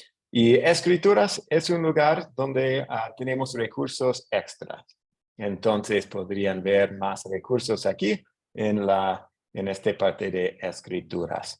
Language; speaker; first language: Spanish; non-native, fluent; English